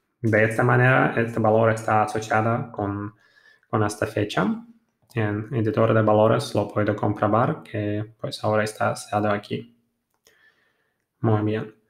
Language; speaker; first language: Spanish; non-native, fluent; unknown